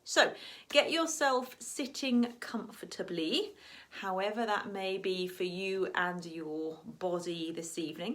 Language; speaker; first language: English; native; English